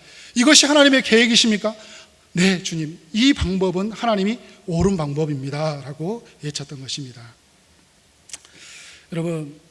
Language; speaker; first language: Korean; native; Korean